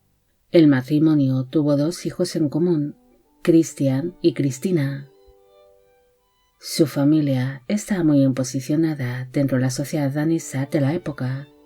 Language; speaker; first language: Spanish; native; Spanish